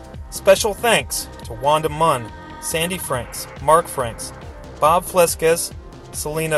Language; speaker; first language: English; native; English